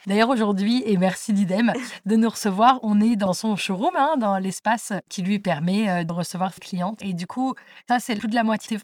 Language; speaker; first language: French; native; French